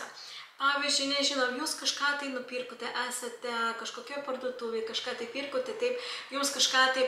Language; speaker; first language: Lithuanian; non-native, local second language; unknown